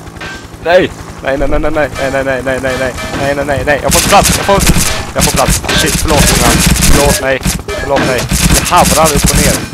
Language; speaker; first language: Swedish; native; Swedish